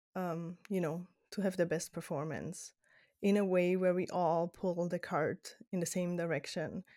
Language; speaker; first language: English; non-native, fluent; German